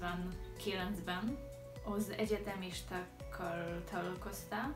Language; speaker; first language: Hungarian; non-native, learner; Polish